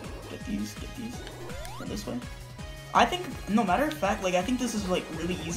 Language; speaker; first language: English; native; English